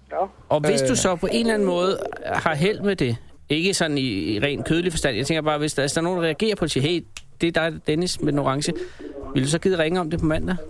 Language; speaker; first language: Danish; native; Danish